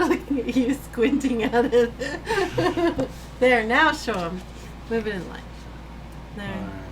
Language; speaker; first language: English; native; English